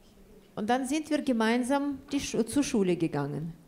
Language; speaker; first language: German; non-native, fluent; Russian